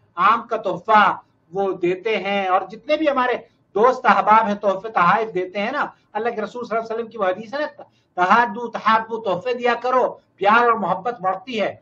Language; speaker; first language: Urdu; native; Urdu